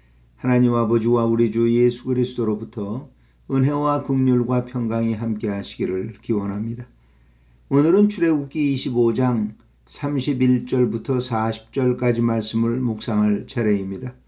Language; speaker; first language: Korean; native; Korean